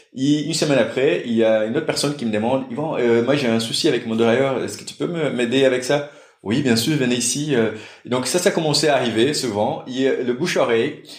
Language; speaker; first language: French; non-native, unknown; Portuguese